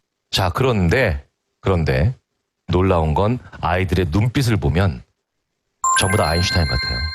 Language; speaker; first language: Korean; native; Korean